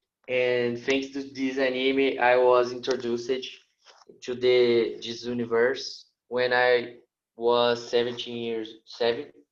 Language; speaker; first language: English; non-native, learner; Portuguese